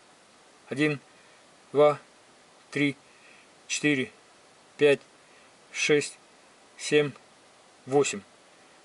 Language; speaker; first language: Russian; native; Russian